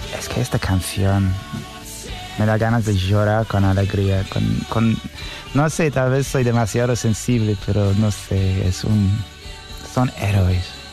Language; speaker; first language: Spanish; non-native, fluent; English